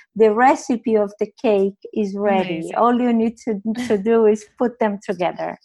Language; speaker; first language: English; non-native, fluent; Portuguese